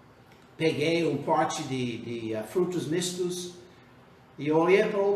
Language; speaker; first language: Portuguese; non-native, fluent; English